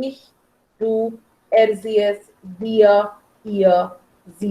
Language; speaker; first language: German; non-native, fluent; Marathi